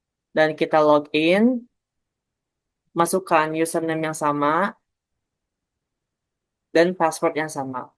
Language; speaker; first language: Indonesian; native; Indonesian